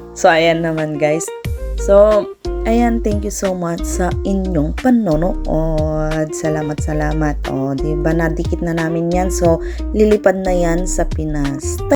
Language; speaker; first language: Filipino; non-native, local second language; Iloko